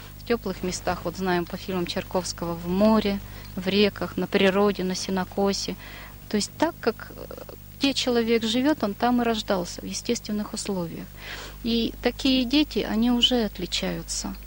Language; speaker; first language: Russian; native; Russian